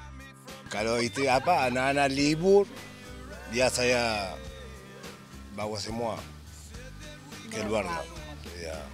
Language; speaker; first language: Indonesian; non-native, learner; Spanish